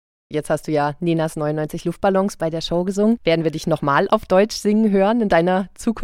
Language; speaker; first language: German; native; German